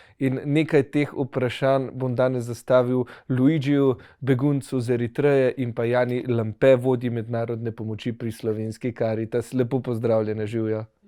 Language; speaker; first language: Slovenian; native; Slovenian